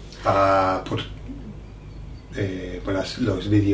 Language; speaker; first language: Spanish; non-native, fluent; English